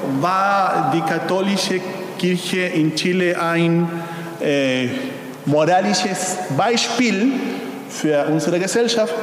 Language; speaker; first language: German; non-native, fluent; Spanish